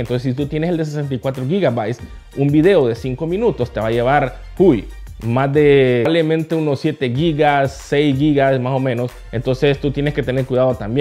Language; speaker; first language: Spanish; native; Spanish